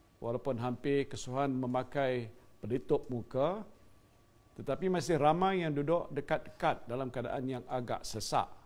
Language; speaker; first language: Malay; native; Malay